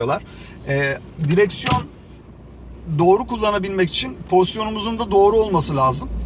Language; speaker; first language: Turkish; native; Turkish